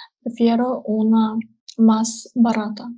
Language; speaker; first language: Spanish; non-native, learner; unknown